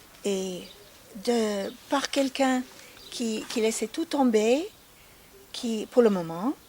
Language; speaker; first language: French; non-native, fluent; English